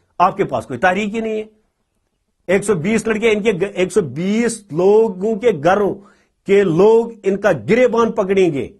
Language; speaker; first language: Urdu; non-native, local second language; Kashmiri